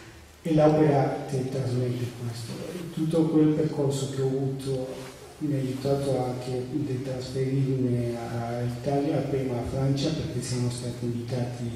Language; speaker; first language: Italian; non-native, fluent; Spanish